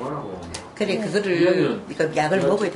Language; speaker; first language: Korean; native; Korean